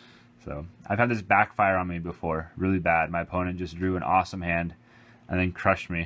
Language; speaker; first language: English; native; English